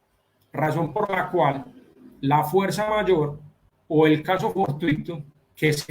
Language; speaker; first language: Spanish; native; Spanish